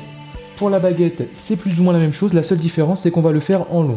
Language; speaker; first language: French; native; French